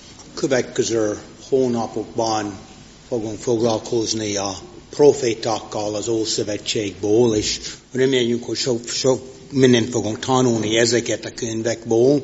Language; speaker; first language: Hungarian; non-native, fluent; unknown